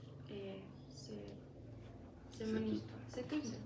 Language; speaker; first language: French; non-native, learner; Spanish